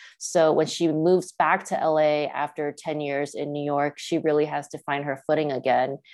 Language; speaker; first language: English; early bilingual, other home language; Chinese